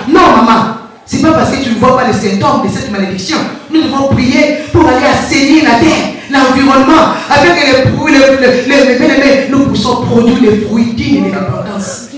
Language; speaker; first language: French; non-native, local second language; Lingala